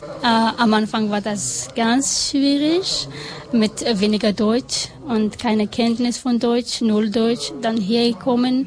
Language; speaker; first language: German; non-native, learner; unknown